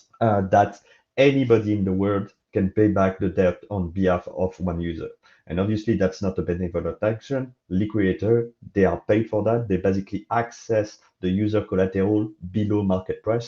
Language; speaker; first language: English; non-native, fluent; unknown